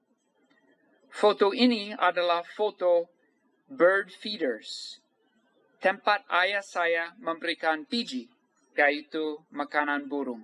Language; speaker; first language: Indonesian; non-native, fluent; English